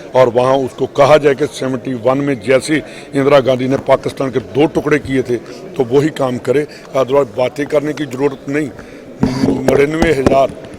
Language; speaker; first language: Urdu; non-native, local second language; Punjabi